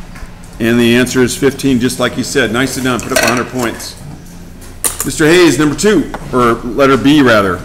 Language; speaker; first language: English; native; English